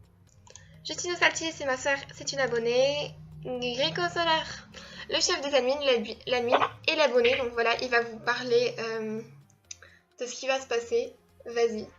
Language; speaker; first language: French; native; French